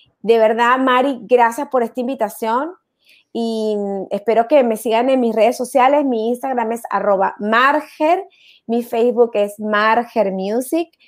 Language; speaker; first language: Spanish; native; Spanish